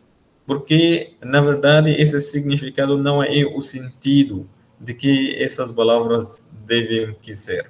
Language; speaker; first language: Portuguese; non-native, learner; Arabic